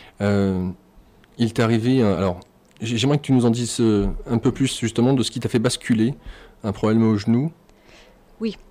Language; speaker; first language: French; native; French